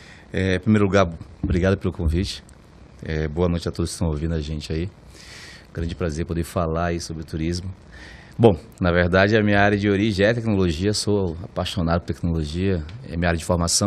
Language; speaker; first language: Portuguese; native; Portuguese